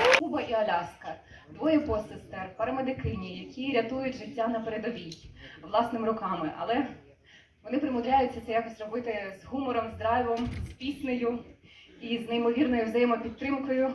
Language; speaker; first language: Ukrainian; native; Ukrainian